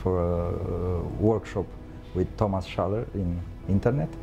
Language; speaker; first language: English; non-native, learner; Romanian